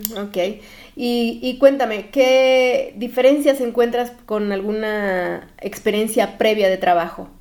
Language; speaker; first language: Spanish; native; Spanish